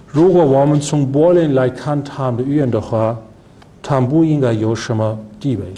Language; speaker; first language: Chinese; non-native, fluent; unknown